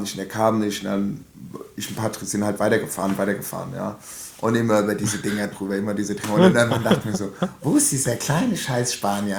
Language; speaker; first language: German; native; German